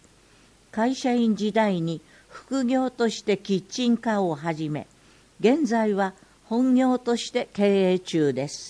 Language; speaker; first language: Japanese; native; Japanese